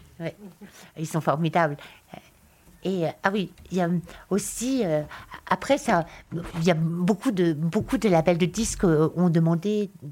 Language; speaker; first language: French; native; French